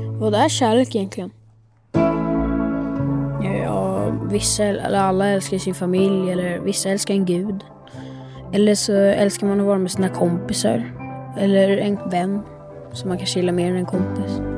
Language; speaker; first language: Swedish; native; Swedish